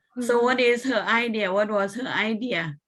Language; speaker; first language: English; non-native, fluent; Thai